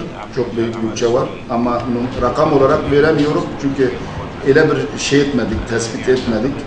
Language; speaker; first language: Turkish; non-native, fluent; Arabic